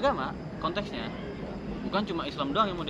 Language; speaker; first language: Indonesian; native; Indonesian